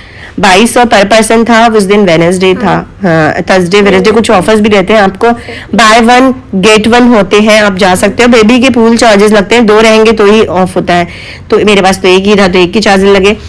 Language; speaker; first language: Hindi; native; Hindi